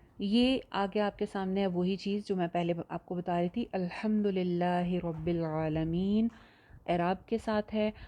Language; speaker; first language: Urdu; native; Urdu